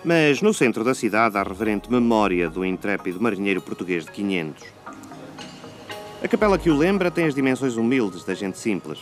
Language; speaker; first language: Portuguese; native; Portuguese